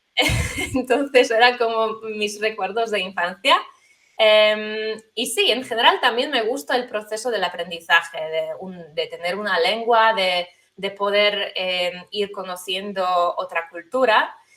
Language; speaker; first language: Spanish; non-native, fluent; Polish